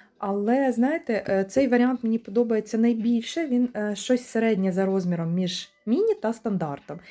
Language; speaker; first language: Ukrainian; non-native, local second language; Russian